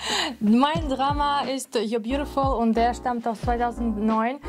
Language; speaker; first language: German; non-native, fluent; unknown